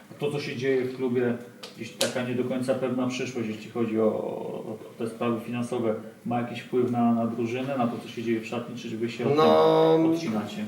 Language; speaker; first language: Polish; native; Polish